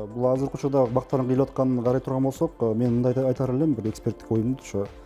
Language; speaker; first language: Kyrgyz; native; Kyrgyz